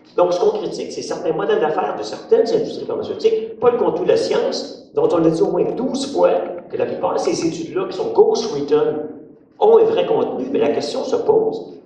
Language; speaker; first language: French; native; French